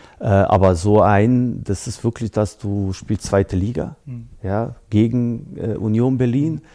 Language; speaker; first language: German; early bilingual, other home language; Bosnian